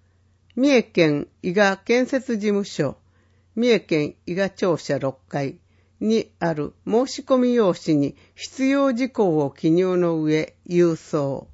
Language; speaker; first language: Japanese; native; Japanese